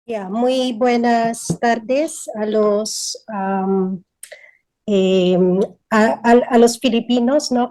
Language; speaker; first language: Spanish; non-native, fluent; Filipino